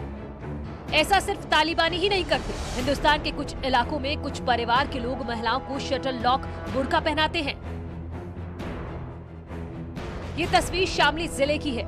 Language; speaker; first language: Hindi; native; Hindi